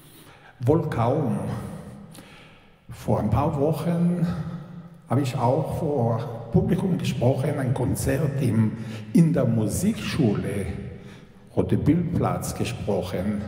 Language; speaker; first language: German; non-native, fluent; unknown